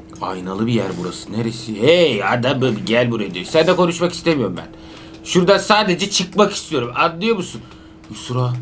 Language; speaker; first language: Turkish; native; Turkish